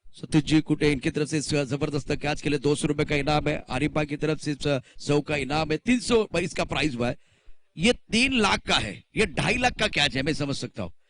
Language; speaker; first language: Hindi; non-native, local second language; Marathi